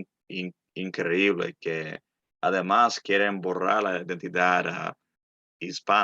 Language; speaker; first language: Spanish; early bilingual, heritage; Spanish